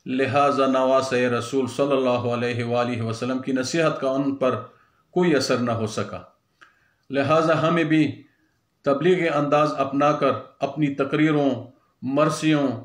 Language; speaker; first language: Urdu; non-native, local second language; Pashto